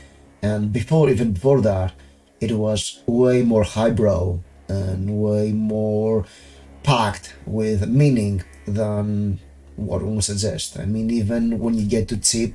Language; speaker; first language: English; non-native, fluent; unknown